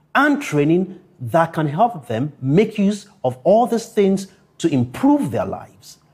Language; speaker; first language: English; non-native, local second language; Yoruba